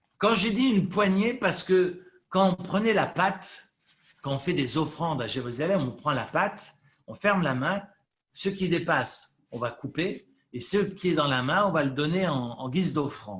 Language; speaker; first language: French; native; French